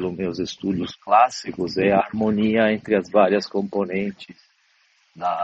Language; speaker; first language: Portuguese; non-native, fluent; Italian